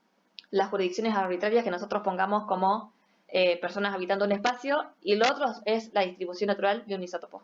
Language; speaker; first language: Spanish; native; Spanish